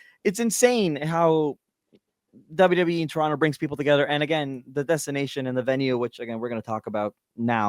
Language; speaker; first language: English; native; English